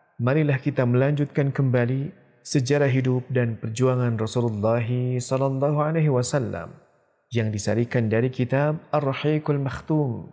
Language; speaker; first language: Indonesian; native; Indonesian